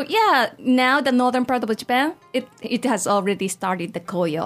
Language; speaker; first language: English; non-native, fluent; Japanese